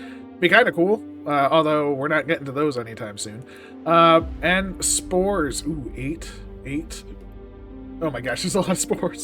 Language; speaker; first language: English; native; English